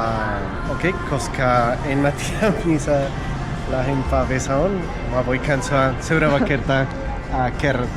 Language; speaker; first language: Finnish; non-native, learner; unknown